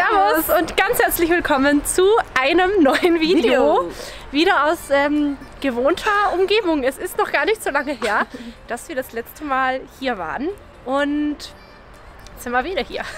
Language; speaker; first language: German; native; German